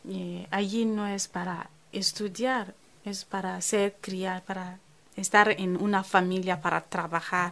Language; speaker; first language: Spanish; non-native, fluent; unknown